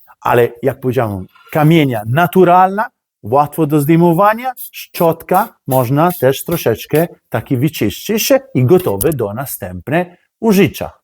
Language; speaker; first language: Polish; non-native, learner; Italian